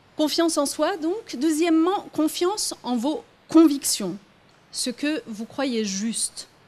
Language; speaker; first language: French; early bilingual, other home language; Riffian